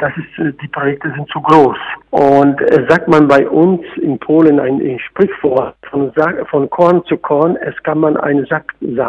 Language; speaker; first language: German; non-native, fluent; Polish